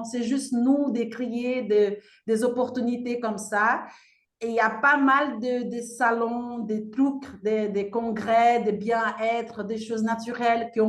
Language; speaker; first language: French; non-native, fluent; Portuguese